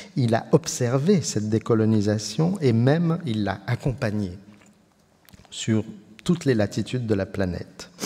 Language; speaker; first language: French; native; French